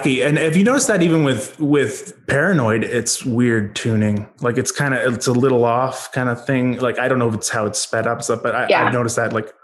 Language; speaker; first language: English; native; English